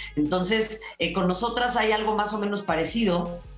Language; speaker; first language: Spanish; native; Spanish